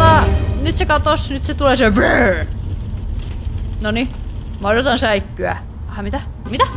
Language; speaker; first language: Finnish; native; Finnish